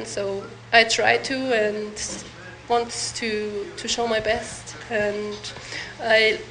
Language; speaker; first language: English; non-native, learner; German